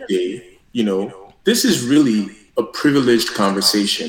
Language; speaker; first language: English; non-native, local second language; Yoruba